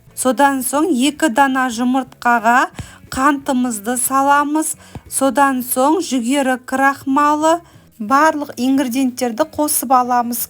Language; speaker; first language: Kazakh; native; Kazakh